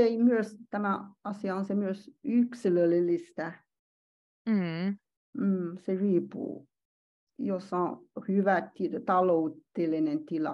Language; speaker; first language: Finnish; non-native, learner; Chinese